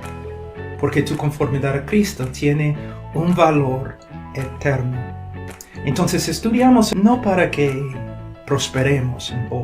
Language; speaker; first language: Spanish; non-native, fluent; English